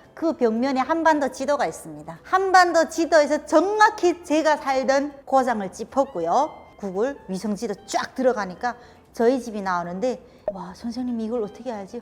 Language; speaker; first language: Korean; native; Korean